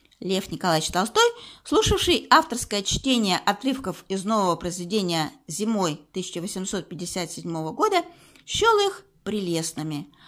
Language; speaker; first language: Russian; native; Russian